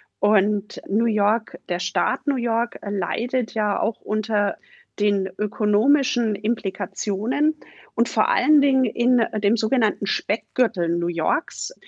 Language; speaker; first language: German; native; German